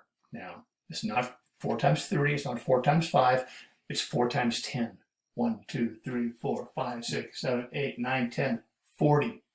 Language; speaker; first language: English; native; English